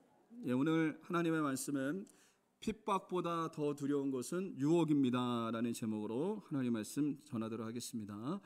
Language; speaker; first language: Korean; native; Korean